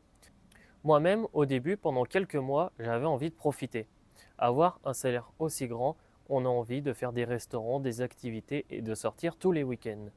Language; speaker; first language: French; native; French